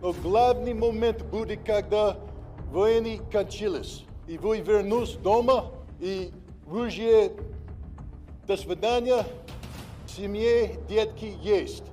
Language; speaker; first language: Russian; non-native, learner; English